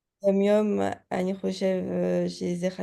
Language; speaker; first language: Hebrew; non-native, learner; French